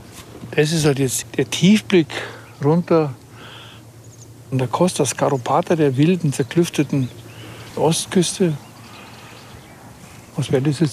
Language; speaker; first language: German; native; German